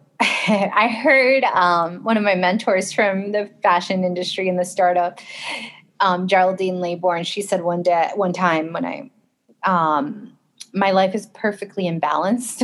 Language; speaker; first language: English; early bilingual, other home language; Spanish